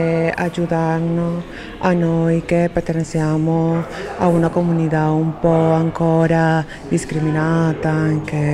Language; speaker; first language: Italian; non-native, fluent; Spanish